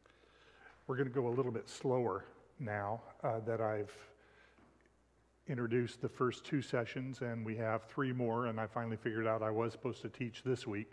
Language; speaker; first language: English; native; English